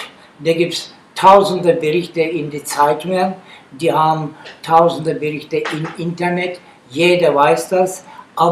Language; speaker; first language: German; non-native, learner; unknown